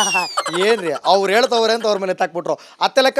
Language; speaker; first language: Kannada; native; Kannada